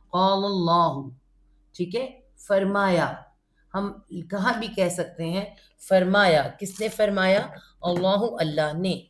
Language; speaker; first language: Urdu; native; Urdu